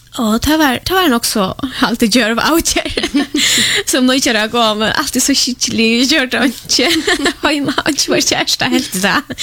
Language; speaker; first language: Swedish; non-native, fluent; Polish